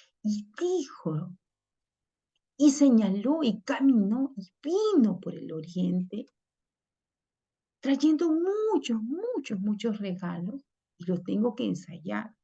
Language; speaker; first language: Spanish; native; Spanish